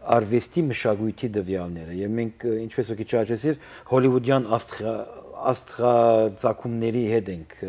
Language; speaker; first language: Armenian; early bilingual, heritage; Armenian